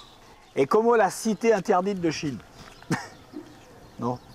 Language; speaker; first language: French; native; French